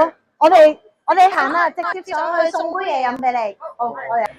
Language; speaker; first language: Cantonese; native; Cantonese